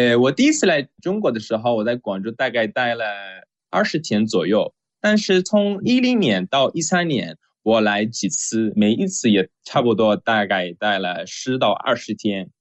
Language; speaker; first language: Chinese; non-native, fluent; Persian